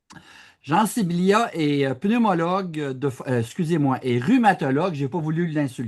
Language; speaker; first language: French; native; French